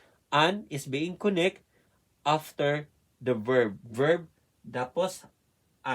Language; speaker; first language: English; non-native, learner; Filipino